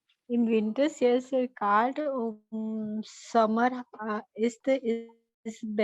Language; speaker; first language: German; non-native, learner; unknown